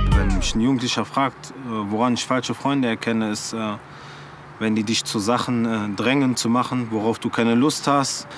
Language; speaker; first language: German; early bilingual, other home language; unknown